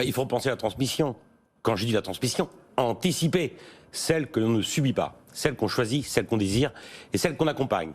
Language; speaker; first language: French; native; French